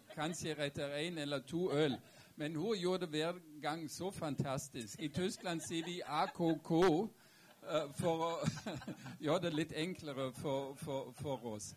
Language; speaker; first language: Norwegian; non-native, fluent; German